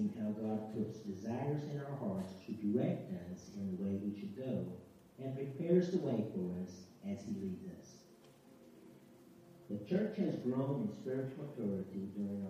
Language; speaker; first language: English; native; English